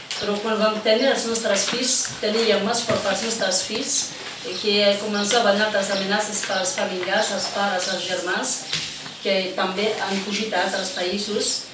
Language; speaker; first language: Catalan; non-native, fluent; Kabyle